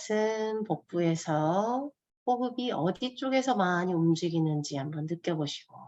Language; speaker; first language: Korean; native; Korean